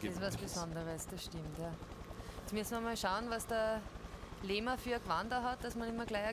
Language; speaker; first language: German; native; German